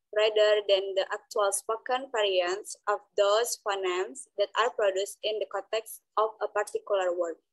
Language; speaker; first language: English; non-native, learner; Indonesian